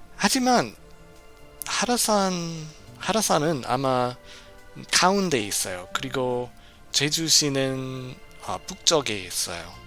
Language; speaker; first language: Korean; non-native, fluent; English